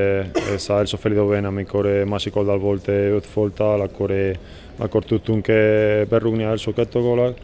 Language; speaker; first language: Hungarian; non-native, learner; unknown